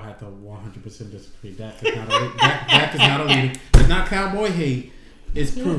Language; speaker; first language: English; native; English